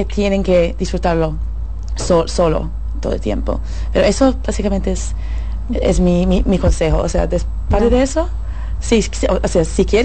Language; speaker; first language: Spanish; non-native, fluent; English